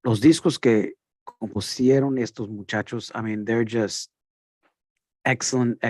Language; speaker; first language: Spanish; early bilingual, heritage; Spanish